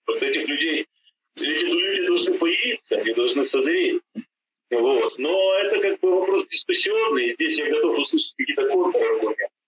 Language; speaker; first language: Russian; native; Russian